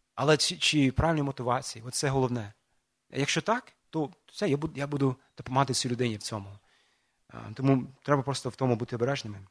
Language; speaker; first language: Ukrainian; non-native, fluent; English